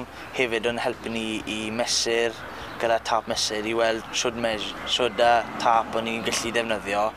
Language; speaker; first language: Welsh; native; Welsh